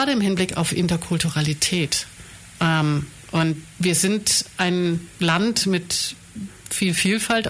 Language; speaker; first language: German; native; German